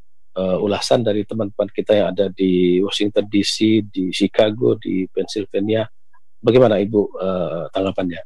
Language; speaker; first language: Indonesian; native; Indonesian